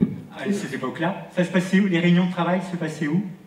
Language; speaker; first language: French; native; French